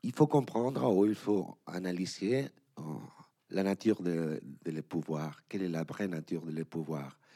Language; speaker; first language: French; non-native, learner; Spanish